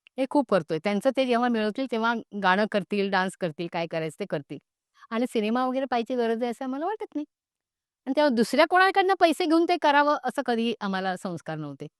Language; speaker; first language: Marathi; non-native, local second language; Konkani